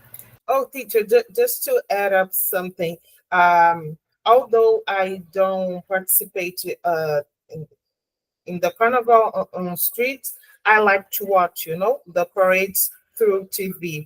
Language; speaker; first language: English; non-native, learner; Portuguese